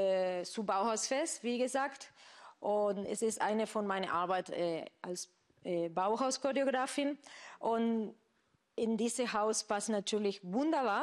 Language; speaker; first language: German; non-native, fluent; Spanish